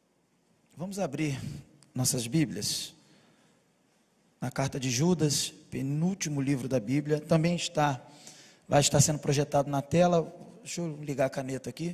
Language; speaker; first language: Portuguese; native; Portuguese